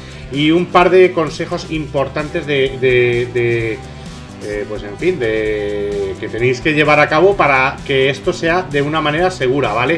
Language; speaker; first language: Spanish; native; Spanish